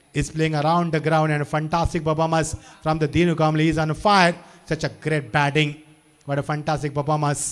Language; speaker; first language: English; non-native, local second language; Marathi